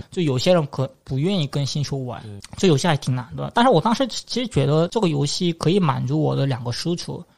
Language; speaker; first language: Chinese; non-native, fluent; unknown